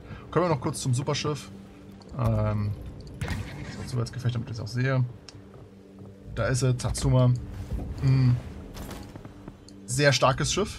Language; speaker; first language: German; native; German